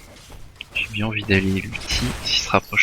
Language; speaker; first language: French; native; French